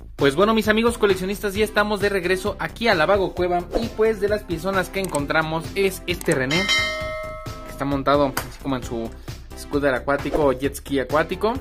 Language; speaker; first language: Spanish; native; Spanish